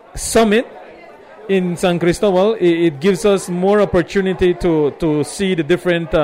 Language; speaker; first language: English; non-native, local second language; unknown